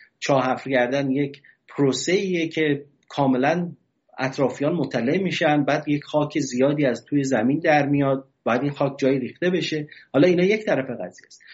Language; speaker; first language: Persian; native; Persian